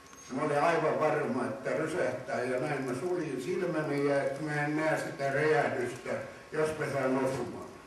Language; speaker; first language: Finnish; native; Finnish